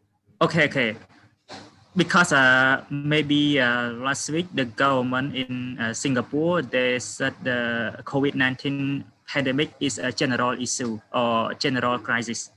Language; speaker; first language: English; non-native, fluent; Khmer